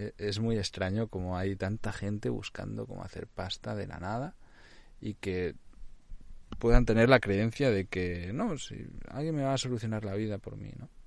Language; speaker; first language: Spanish; non-native, local second language; Catalan